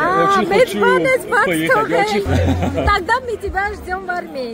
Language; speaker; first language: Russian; non-native, fluent; Armenian